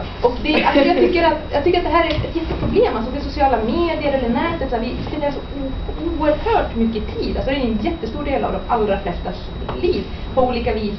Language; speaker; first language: Swedish; native; Swedish